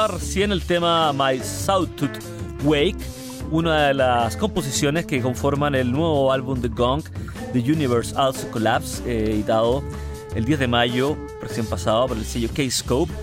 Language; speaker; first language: Spanish; native; Spanish